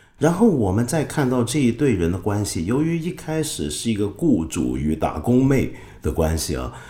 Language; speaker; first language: Chinese; non-native, local second language; Cantonese